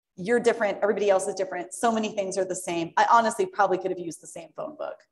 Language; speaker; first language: English; native; English